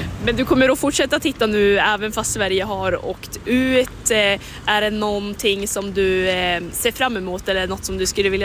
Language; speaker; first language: Swedish; native; Swedish